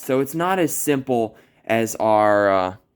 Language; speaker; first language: English; native; English